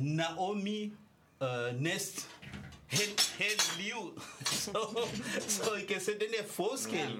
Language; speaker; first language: Danish; non-native, learner; French